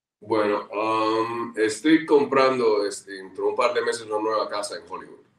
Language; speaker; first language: Spanish; native; Spanish